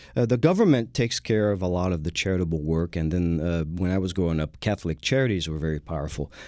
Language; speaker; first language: English; non-native, fluent; French